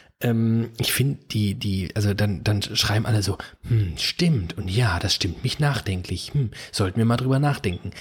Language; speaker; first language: German; native; German